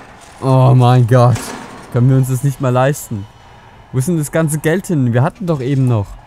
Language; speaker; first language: German; native; German